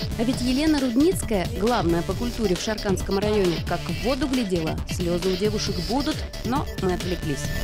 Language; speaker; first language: Russian; native; Russian